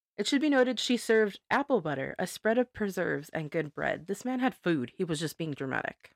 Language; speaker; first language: English; native; English